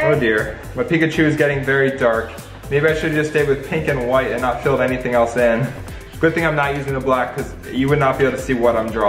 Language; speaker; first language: English; native; English